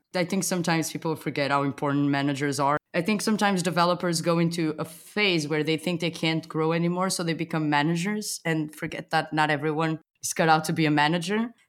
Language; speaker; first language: English; non-native, fluent; Portuguese